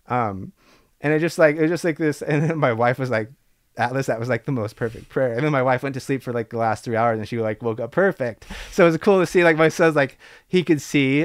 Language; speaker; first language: English; native; English